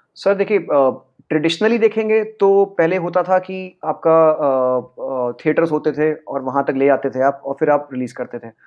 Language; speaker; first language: Hindi; non-native, local second language; Punjabi